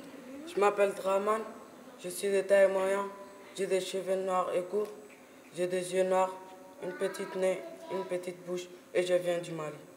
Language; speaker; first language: French; non-native, learner; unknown